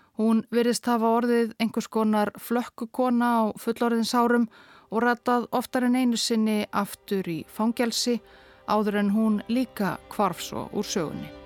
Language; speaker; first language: Icelandic; native; Icelandic